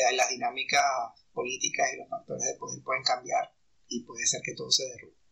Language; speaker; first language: Spanish; native; Spanish